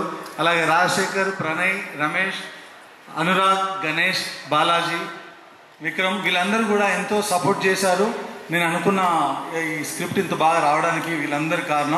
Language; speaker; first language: Telugu; native; Telugu